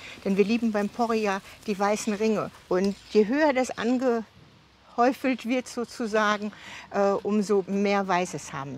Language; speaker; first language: German; native; German